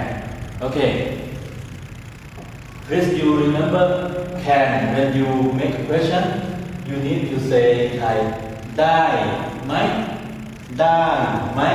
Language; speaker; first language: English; non-native, learner; Thai